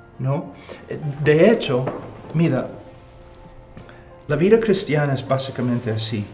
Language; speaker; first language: Spanish; non-native, fluent; English